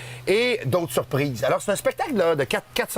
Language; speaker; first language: French; native; French